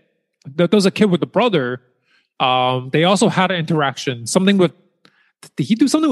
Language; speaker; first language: English; early bilingual, other home language; Chinese